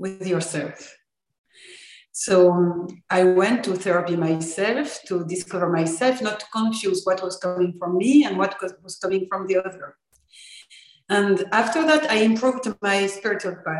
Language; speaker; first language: English; non-native, fluent; French